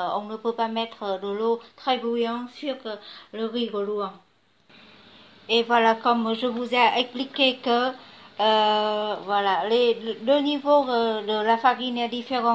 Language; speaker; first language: French; non-native, learner; Vietnamese